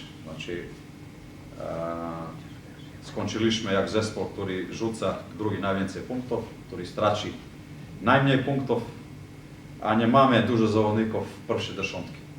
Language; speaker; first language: Polish; non-native, fluent; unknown